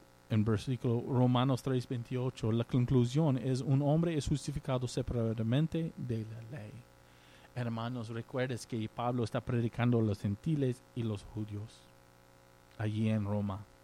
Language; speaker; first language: Spanish; non-native, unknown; English